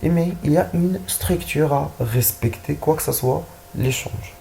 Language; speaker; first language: French; non-native, local second language; Arabic